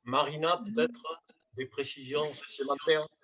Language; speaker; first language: French; native; French